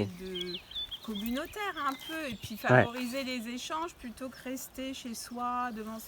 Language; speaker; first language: French; native; French